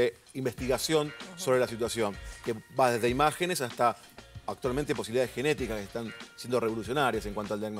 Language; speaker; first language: Spanish; native; Spanish